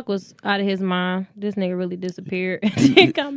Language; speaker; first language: English; native; English